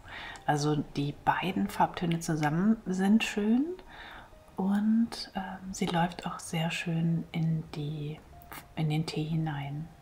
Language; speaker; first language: German; native; German